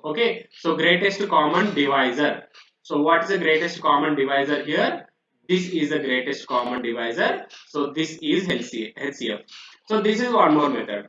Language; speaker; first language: English; non-native, local second language; Telugu